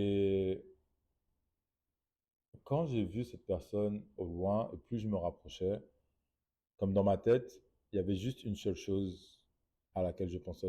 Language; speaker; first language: French; native; French